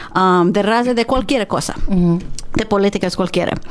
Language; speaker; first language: Spanish; non-native, learner; English